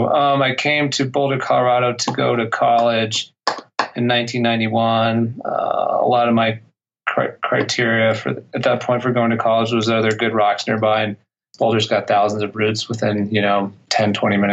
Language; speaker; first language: English; native; English